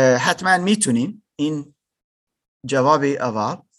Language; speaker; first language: Persian; non-native, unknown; English